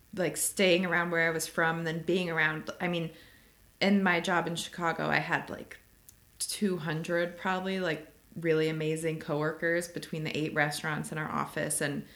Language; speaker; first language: English; native; English